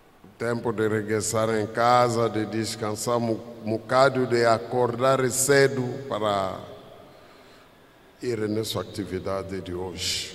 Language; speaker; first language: Portuguese; non-native, fluent; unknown